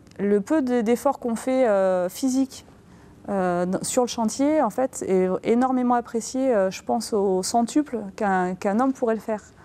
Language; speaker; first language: French; native; French